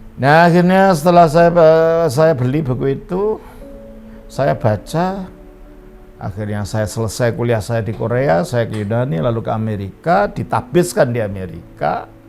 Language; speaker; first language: Indonesian; native; Indonesian